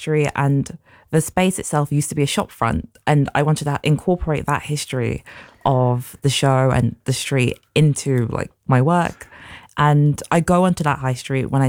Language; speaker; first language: English; native; English